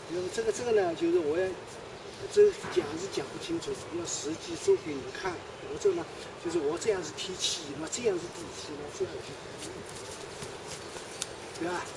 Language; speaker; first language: Chinese; native; Chinese